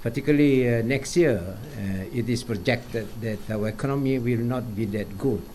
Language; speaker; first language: English; non-native, local second language; Malay